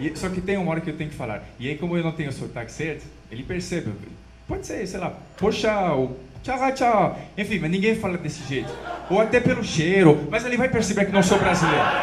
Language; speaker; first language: Portuguese; non-native, fluent; French